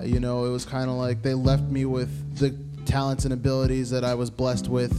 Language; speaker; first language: English; native; English